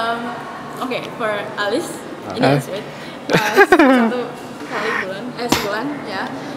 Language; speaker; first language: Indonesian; early bilingual, heritage; English